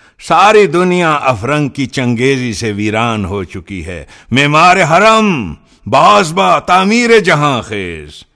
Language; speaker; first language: Urdu; native; Urdu